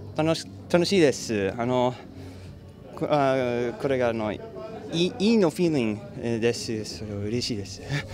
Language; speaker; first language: Japanese; non-native, learner; English